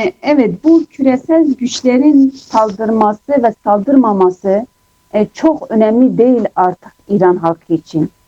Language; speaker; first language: Turkish; non-native, fluent; Kurdish